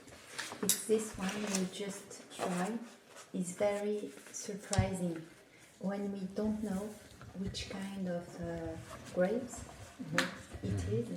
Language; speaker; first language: English; non-native, learner; French